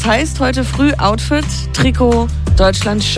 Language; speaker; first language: German; native; German